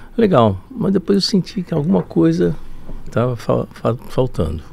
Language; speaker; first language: Portuguese; early bilingual, other home language; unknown